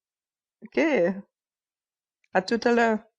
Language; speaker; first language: French; non-native, learner; English